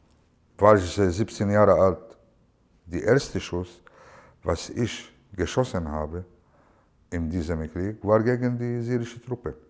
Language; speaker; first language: German; non-native, learner; Arabic